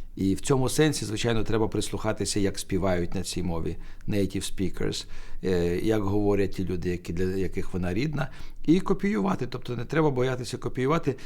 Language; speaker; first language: Ukrainian; non-native, local second language; Russian